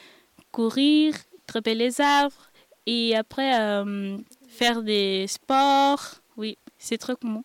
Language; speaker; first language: French; non-native, learner; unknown